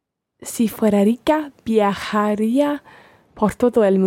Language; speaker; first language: Spanish; non-native, learner; English